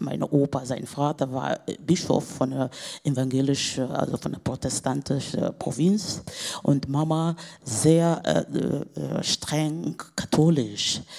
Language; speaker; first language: German; non-native, fluent; Portuguese